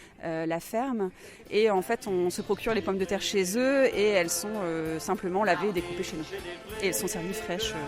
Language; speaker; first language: French; native; French